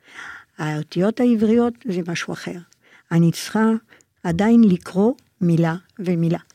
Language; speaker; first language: Hebrew; non-native, fluent; French